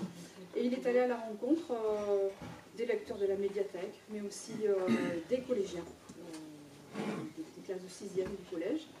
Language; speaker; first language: French; native; French